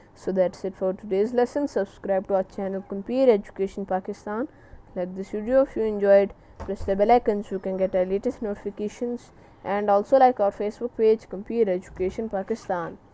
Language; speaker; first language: English; non-native, local second language; Urdu